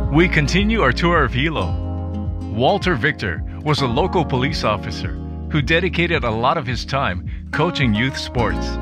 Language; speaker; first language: English; native; English